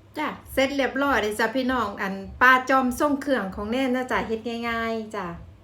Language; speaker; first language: Thai; native; Thai